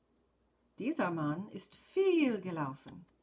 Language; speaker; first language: German; non-native, fluent; English